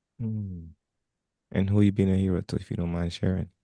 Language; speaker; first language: English; non-native, fluent; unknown